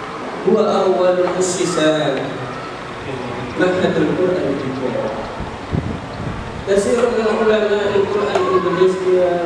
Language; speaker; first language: Arabic; non-native, learner; Indonesian